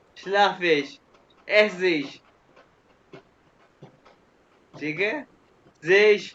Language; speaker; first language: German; non-native, learner; Urdu